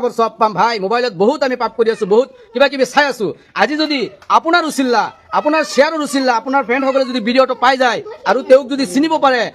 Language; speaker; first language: Assamese; non-native, local second language; Bangla